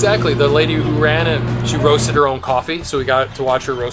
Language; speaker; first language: English; native; English